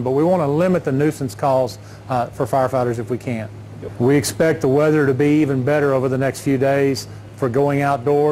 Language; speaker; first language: English; native; English